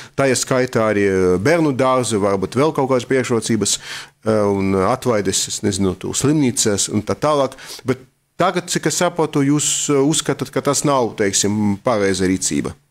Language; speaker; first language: Latvian; non-native, local second language; Russian